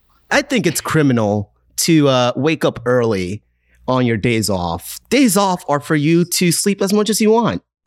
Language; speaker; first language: English; native; English